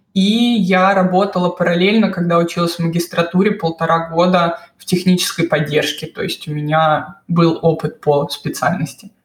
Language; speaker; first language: Russian; native; Russian